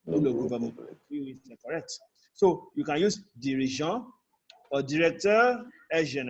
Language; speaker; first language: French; non-native, fluent; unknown